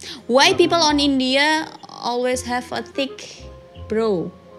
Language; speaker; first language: English; non-native, learner; Indonesian